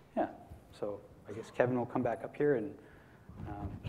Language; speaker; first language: English; native; English